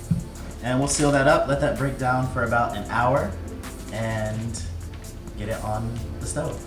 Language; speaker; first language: English; native; English